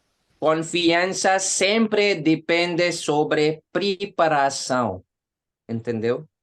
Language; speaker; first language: Portuguese; non-native, learner; Hindi